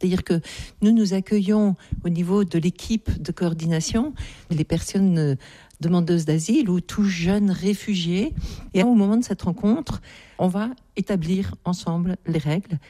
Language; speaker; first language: French; native; French